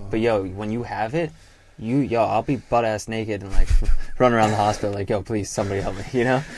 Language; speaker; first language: English; native; English